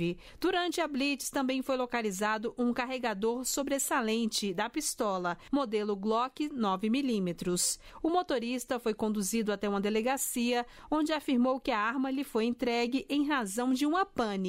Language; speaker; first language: Portuguese; native; Portuguese